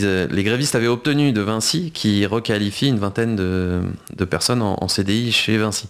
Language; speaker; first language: French; native; French